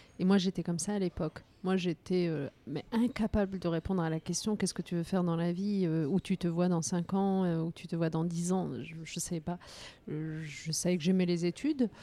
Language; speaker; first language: French; early bilingual, other home language; Riffian